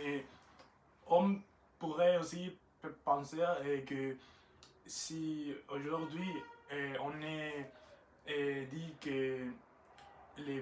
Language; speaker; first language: French; non-native, learner; Spanish